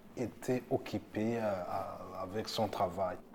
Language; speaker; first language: French; non-native, local second language; Rundi